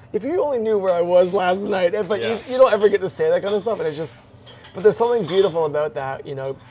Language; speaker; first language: English; native; English